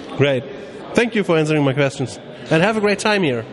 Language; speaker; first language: English; non-native, fluent; German